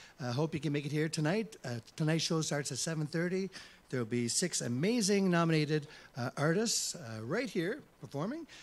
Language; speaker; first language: English; early bilingual, other home language; French